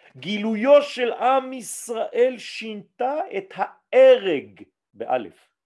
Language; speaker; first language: Hebrew; non-native, fluent; French